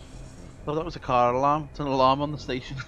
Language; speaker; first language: English; native; English